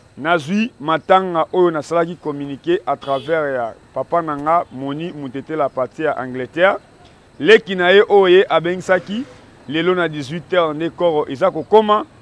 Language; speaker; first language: Lingala; native; Lingala